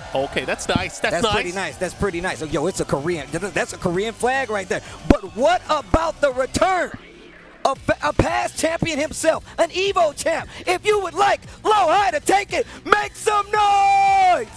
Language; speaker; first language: English; native; English